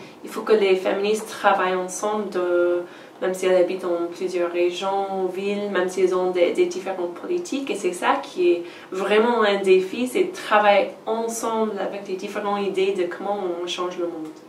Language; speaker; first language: French; non-native, fluent; English